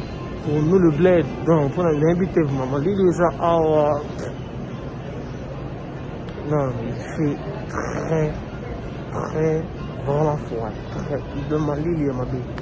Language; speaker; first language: French; non-native, local second language; Lingala